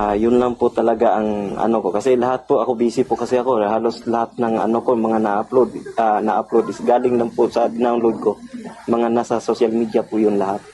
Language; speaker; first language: Filipino; non-native, local second language; Cebuano